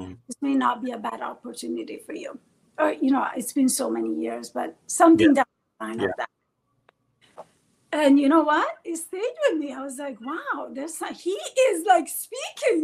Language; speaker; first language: English; non-native, fluent; Persian